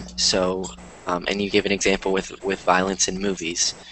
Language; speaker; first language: English; native; English